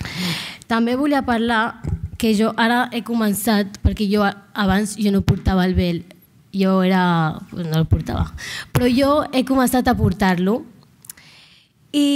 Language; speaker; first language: Catalan; non-native, local second language; Arabic